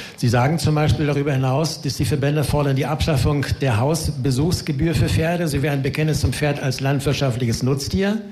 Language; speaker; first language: German; native; German